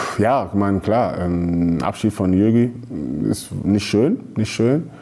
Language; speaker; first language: German; early bilingual, other home language; Akan